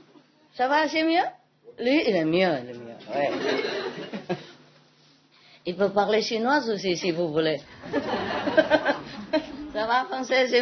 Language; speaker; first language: French; non-native, learner; Vietnamese